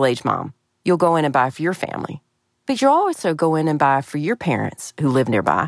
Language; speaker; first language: English; native; English